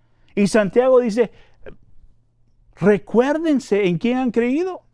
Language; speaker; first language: Spanish; native; Spanish